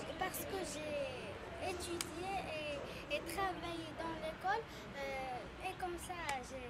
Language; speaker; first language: French; non-native, learner; Arabic